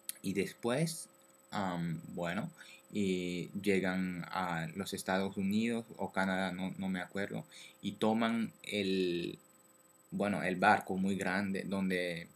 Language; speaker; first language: Spanish; non-native, learner; French